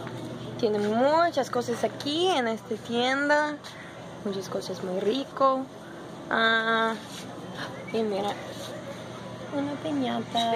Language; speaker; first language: Spanish; non-native, learner; English